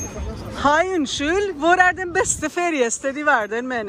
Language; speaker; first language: Norwegian; non-native, learner; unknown